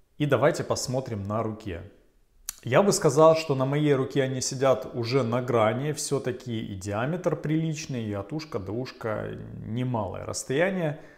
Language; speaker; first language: Russian; native; Russian